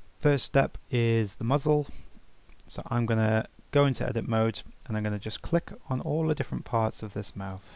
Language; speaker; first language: English; native; English